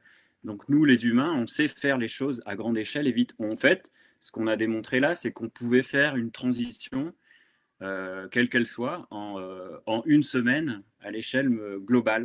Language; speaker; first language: French; native; French